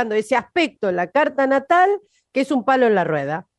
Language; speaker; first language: Spanish; native; Spanish